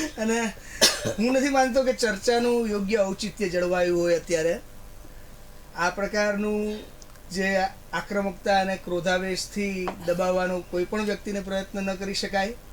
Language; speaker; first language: Gujarati; native; Gujarati